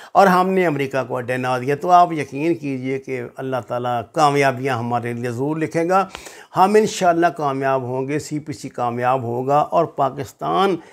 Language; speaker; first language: Urdu; native; Urdu